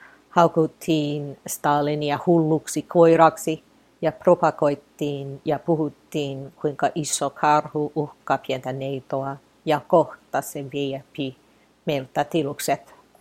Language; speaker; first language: Finnish; non-native, fluent; English